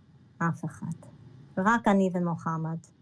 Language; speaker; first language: Hebrew; early bilingual, other home language; English